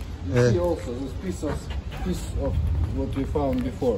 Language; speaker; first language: English; non-native, fluent; Russian